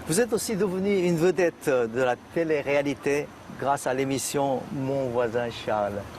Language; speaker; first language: French; non-native, fluent; Korean